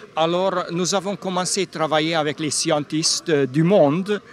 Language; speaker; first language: French; non-native, local second language; Hungarian